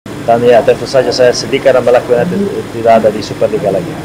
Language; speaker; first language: Indonesian; non-native, fluent; Serbian